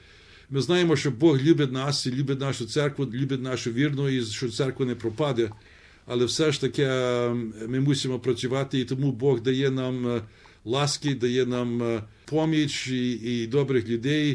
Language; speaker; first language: Ukrainian; early bilingual, heritage; Ukrainian